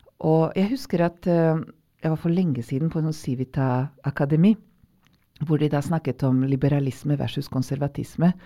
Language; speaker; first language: Norwegian; non-native, fluent; Hungarian